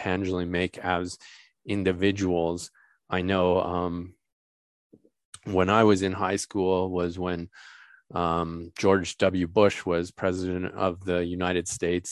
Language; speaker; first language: English; native; English